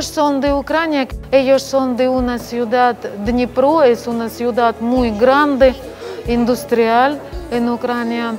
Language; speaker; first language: Spanish; non-native, fluent; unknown